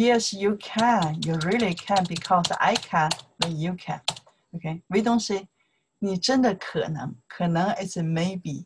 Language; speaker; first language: English; non-native, learner; Chinese